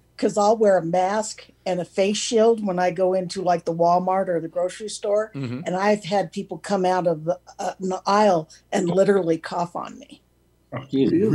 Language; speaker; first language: English; native; English